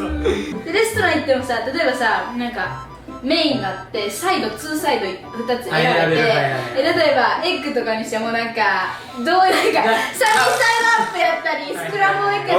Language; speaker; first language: Japanese; native; Japanese